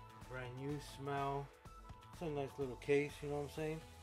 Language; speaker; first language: English; early bilingual, other home language; Spanish